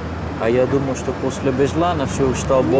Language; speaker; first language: Russian; non-native, fluent; Dutch